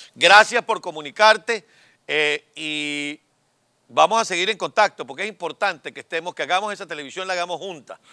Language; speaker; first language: Spanish; native; Spanish